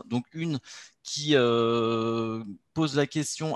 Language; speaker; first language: French; native; French